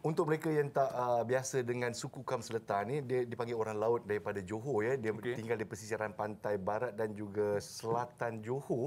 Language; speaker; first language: Malay; native; Malay